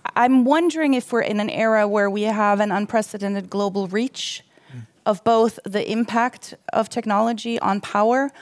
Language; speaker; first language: English; non-native, fluent; German